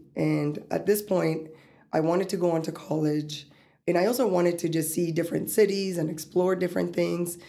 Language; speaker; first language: English; early bilingual, other home language; Spanish